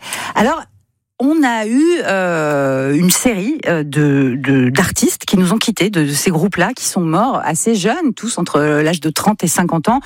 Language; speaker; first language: French; native; French